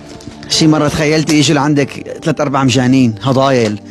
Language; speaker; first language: Arabic; native; Arabic